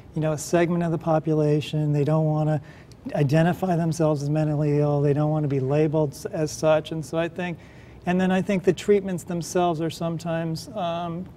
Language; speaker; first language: English; native; English